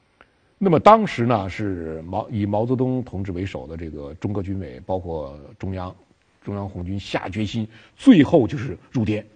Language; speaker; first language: Chinese; native; Chinese